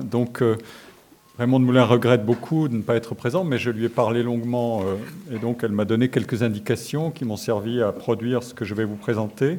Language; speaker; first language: French; native; French